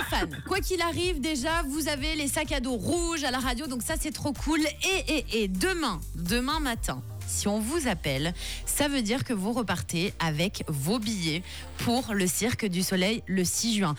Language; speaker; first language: French; native; French